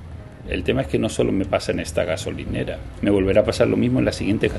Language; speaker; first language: Spanish; native; Spanish